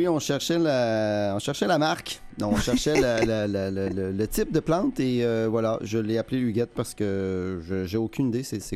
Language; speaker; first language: French; native; French